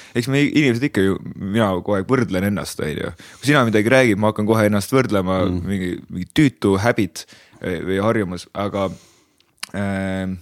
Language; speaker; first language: Estonian; native; Estonian